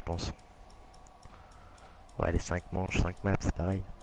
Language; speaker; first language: French; native; French